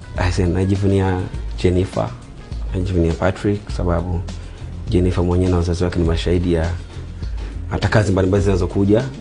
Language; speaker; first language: Swahili; native; Swahili